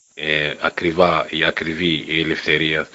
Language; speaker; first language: Greek; non-native, learner; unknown